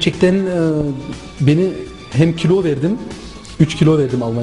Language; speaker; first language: Turkish; non-native, local second language; German